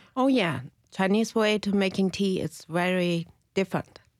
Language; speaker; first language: English; non-native, learner; Chinese